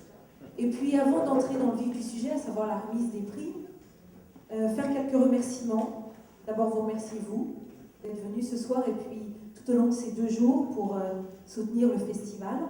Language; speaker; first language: French; native; French